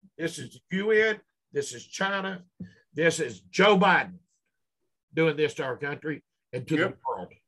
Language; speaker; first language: English; native; English